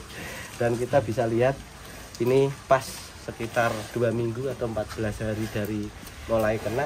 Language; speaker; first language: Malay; non-native, local second language; Javanese